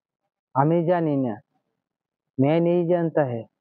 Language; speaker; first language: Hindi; non-native, learner; Bangla